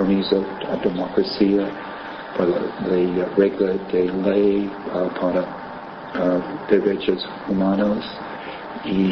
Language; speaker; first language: Spanish; non-native, learner; English